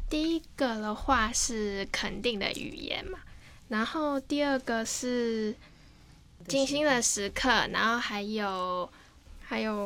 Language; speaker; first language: Chinese; native; Chinese